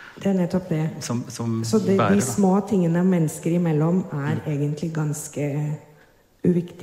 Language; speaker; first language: Norwegian; non-native, fluent; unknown